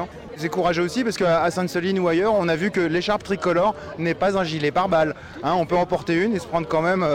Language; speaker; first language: French; native; French